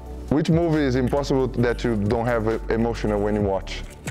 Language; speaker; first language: English; non-native, learner; Portuguese